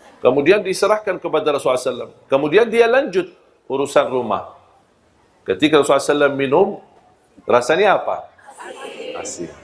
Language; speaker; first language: Malay; non-native, fluent; Arabic